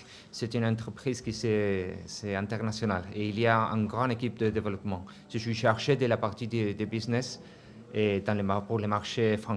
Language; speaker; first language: French; non-native, fluent; Spanish